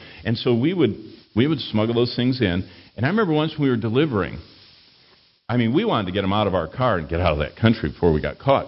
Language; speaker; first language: English; native; English